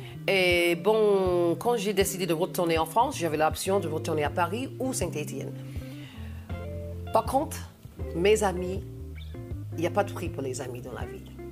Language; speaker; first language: French; non-native, fluent; English